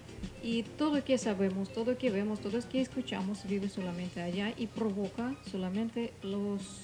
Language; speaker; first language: Spanish; non-native, fluent; Russian